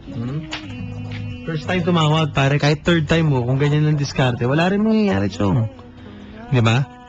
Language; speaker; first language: Filipino; native; Filipino